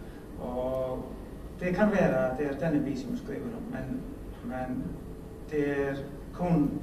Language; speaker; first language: Swedish; non-native, learner; Icelandic